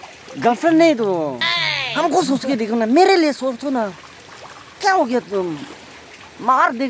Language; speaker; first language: Hindi; non-native, local second language; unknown